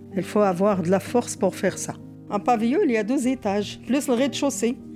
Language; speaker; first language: French; non-native, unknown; Arabic